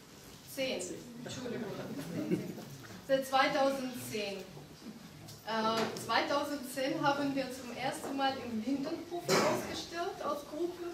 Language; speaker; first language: German; non-native, fluent; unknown